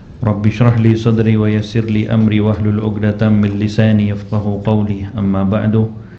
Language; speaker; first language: Malay; non-native, fluent; Malayalam